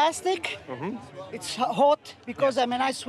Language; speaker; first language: English; non-native, learner; Italian